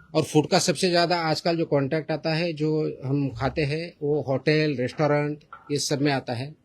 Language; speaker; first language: Hindi; non-native, local second language; Marathi